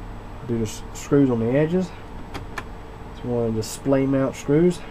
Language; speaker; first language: English; native; English